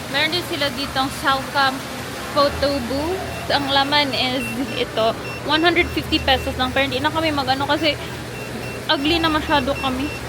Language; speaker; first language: Filipino; non-native, local second language; Cebuano